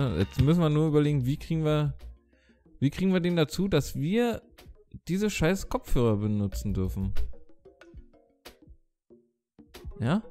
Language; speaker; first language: German; native; German